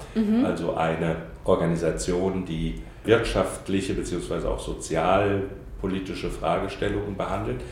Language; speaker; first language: German; native; German